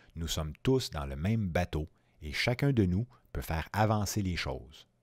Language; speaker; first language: French; native; French